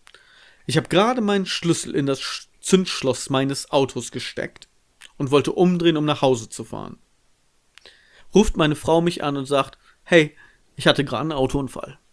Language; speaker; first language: German; native; German